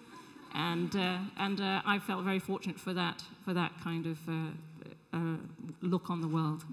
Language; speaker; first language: English; native; English